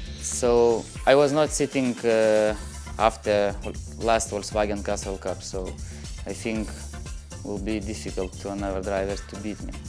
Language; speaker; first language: English; non-native, learner; Lithuanian